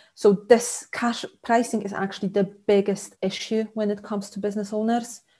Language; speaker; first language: English; non-native, fluent; Polish